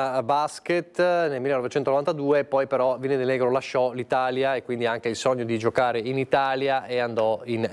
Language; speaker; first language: Italian; native; Italian